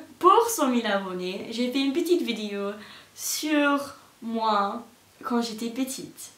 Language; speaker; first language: French; non-native, fluent; English